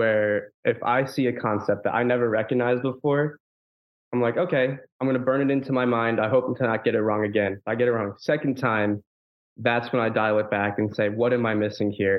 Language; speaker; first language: English; native; English